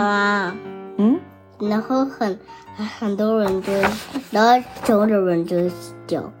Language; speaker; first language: Chinese; early bilingual, heritage; Chinese